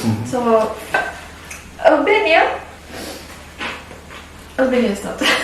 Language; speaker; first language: English; non-native, fluent; Albanian